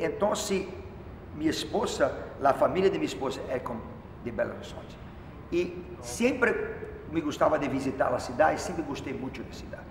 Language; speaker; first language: Spanish; non-native, fluent; Portuguese